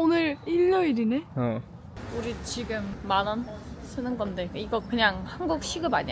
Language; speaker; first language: Korean; non-native, fluent; Turkish